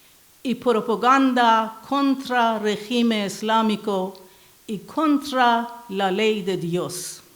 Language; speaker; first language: Spanish; non-native, learner; Persian